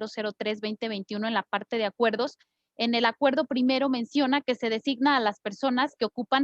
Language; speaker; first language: Spanish; native; Spanish